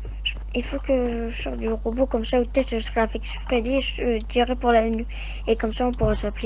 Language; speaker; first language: French; native; French